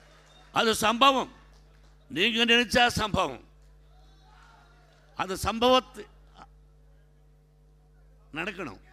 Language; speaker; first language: Tamil; non-native, local second language; Telugu